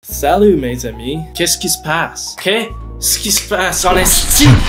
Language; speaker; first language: French; non-native, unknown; English